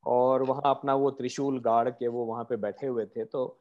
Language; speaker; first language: Hindi; non-native, local second language; Marathi